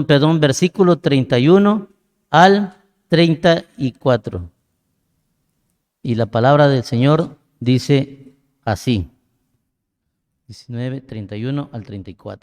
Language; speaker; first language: Spanish; native; Spanish